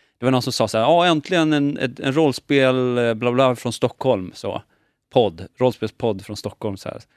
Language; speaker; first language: Swedish; native; Swedish